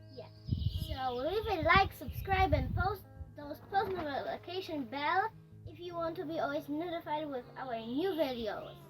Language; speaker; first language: English; non-native, learner; Polish